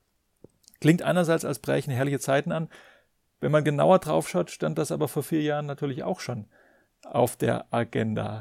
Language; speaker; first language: German; native; German